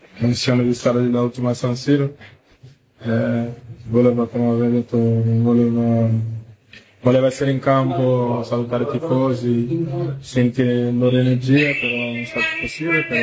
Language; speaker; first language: Italian; non-native, fluent; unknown